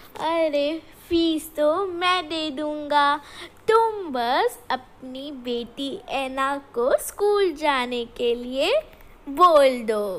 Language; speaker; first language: Hindi; native; Hindi